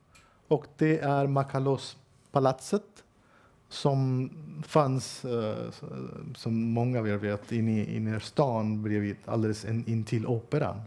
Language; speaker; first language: Swedish; non-native, fluent; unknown